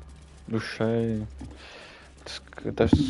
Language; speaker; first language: German; non-native, learner; Russian